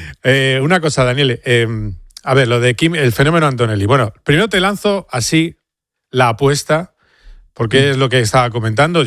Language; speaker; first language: Spanish; native; Spanish